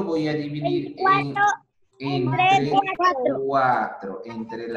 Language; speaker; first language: Spanish; native; Spanish